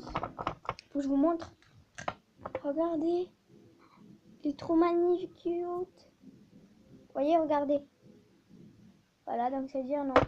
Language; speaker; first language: French; native; French